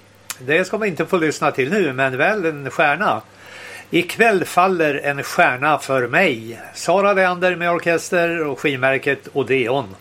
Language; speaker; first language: Swedish; native; Swedish